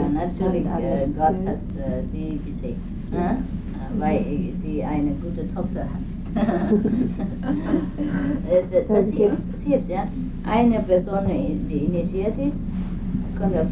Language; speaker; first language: German; non-native, learner; Vietnamese